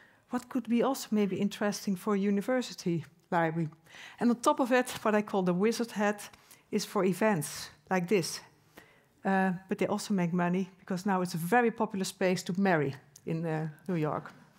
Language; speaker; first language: English; non-native, fluent; Dutch